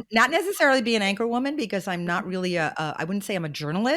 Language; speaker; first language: English; native; English